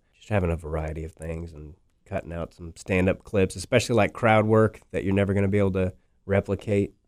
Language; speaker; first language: English; native; English